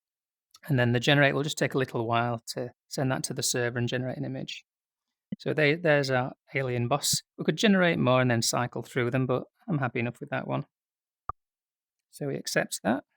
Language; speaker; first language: English; native; English